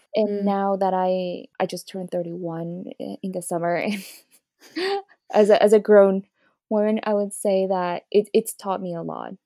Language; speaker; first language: English; early bilingual, other home language; Spanish